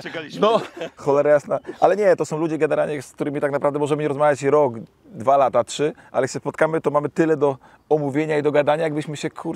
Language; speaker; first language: Polish; native; Polish